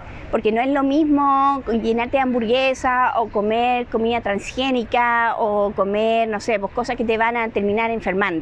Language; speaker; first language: Spanish; native; Spanish